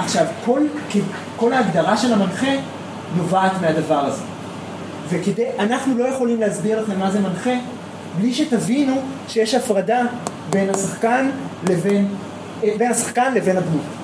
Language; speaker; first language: Hebrew; native; Hebrew